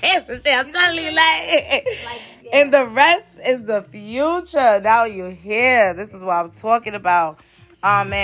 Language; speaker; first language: English; early bilingual, other home language; Spanish